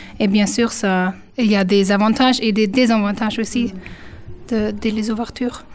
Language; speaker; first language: French; non-native, fluent; German